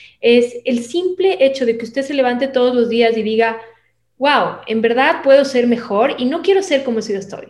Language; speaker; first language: Spanish; native; Spanish